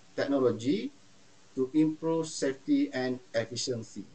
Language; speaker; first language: English; non-native, local second language; Malay